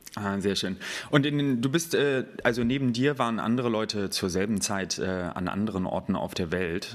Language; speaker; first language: German; native; German